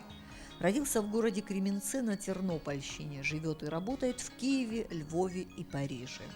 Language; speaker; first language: Russian; native; Russian